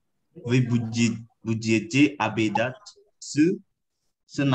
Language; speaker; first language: Russian; non-native, learner; Indonesian